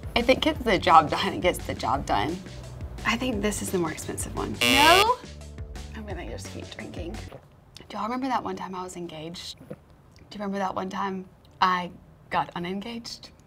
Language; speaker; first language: English; native; English